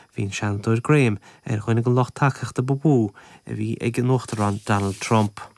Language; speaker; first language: Irish; native; Irish